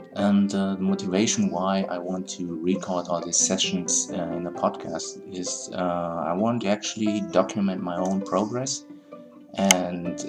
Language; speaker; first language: English; non-native, fluent; German